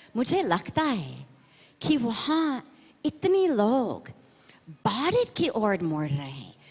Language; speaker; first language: Hindi; non-native, fluent; English